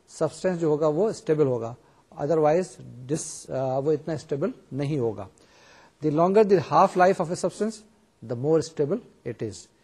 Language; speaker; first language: Urdu; native; Urdu